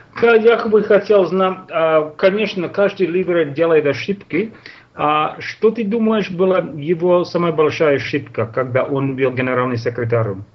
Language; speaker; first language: Russian; non-native, learner; English